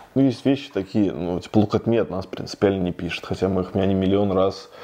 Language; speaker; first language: Russian; native; Russian